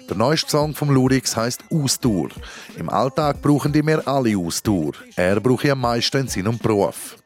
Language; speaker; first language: German; native; German